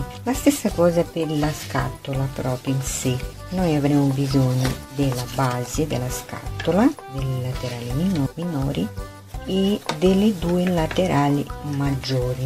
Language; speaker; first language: Italian; non-native, fluent; Portuguese